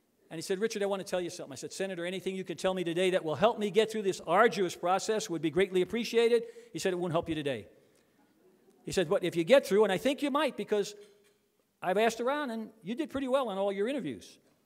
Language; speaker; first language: English; early bilingual, other home language; Spanish